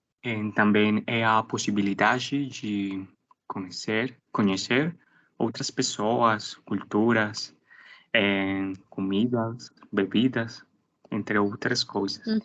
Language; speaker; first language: Portuguese; non-native, learner; Spanish